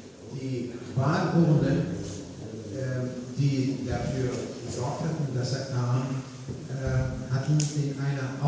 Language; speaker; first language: German; non-native, fluent; Arabic